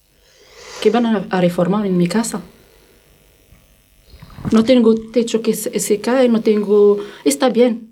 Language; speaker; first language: Spanish; non-native, learner; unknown